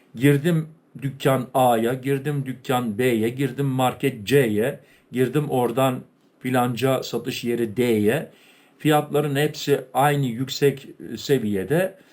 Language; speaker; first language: Turkish; early bilingual, heritage; Turkish